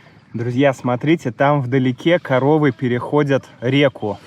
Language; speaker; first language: Russian; native; Russian